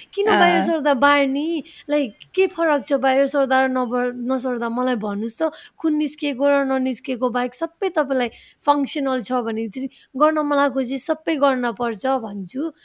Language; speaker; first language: Nepali; early bilingual, heritage; Nepali